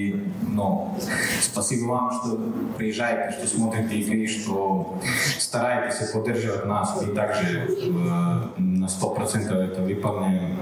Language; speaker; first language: Russian; non-native, learner; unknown